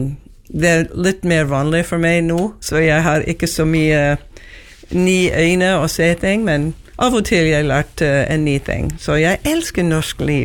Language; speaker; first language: Norwegian; non-native, learner; English